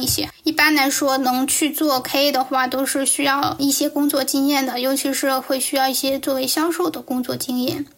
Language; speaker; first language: Chinese; native; Chinese